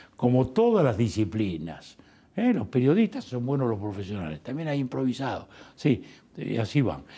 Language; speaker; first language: Spanish; native; Spanish